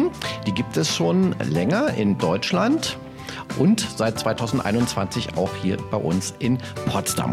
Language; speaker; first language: German; native; German